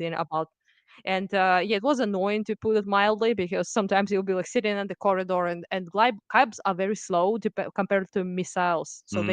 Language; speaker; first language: English; non-native, fluent; Ukrainian